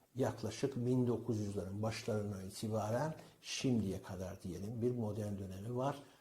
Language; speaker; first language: Turkish; non-native, fluent; Azerbaijani